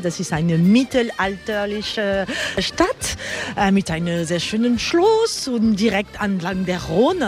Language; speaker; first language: German; non-native, learner; French